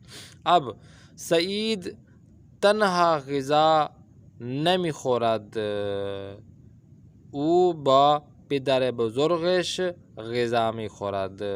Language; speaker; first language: Persian; non-native, fluent; Urdu